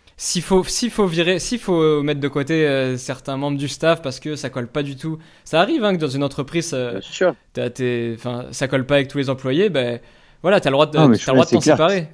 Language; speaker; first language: French; native; French